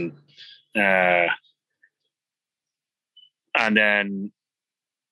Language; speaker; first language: English; native; English